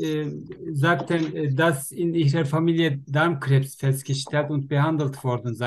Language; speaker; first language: German; non-native, learner; Turkish